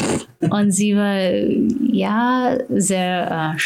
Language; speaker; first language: German; non-native, learner; Slovenian